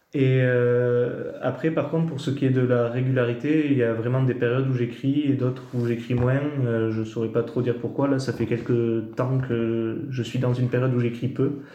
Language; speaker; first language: French; native; French